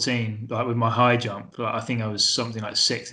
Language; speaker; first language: English; native; English